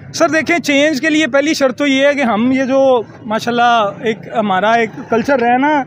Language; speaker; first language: Hindi; native; Hindi